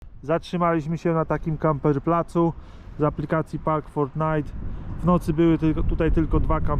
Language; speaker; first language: Polish; native; Polish